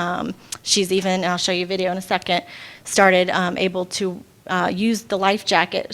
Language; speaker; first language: English; native; English